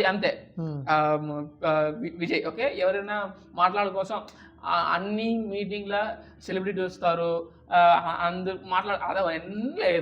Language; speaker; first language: Telugu; non-native, local second language; Tamil